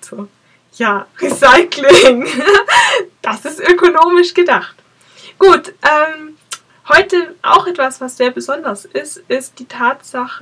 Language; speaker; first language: German; native; German